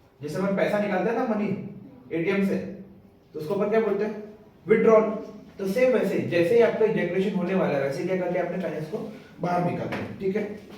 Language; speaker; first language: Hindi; non-native, local second language; Marathi